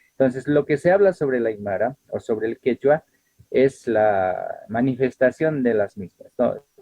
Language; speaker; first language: Spanish; non-native, local second language; Aymara